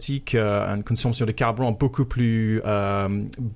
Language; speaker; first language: French; non-native, fluent; English